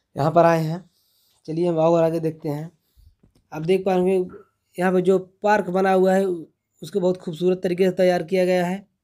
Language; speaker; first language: Hindi; native; Hindi